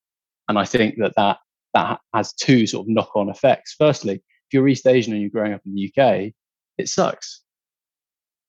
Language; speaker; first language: English; native; English